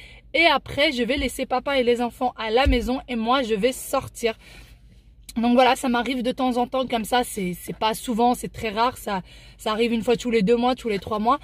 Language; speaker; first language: French; native; French